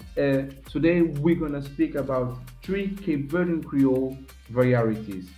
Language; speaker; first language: English; non-native, fluent; Kabuverdianu